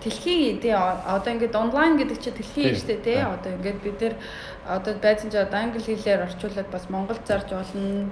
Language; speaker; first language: Mongolian; early bilingual, heritage; Mongolian